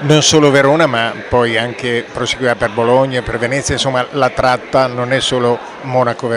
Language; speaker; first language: Italian; native; Italian